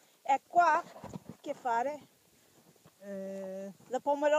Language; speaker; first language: Italian; non-native, learner; English